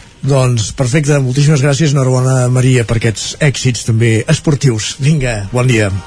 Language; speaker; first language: Catalan; native; Catalan